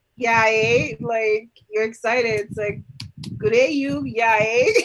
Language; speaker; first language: English; native; English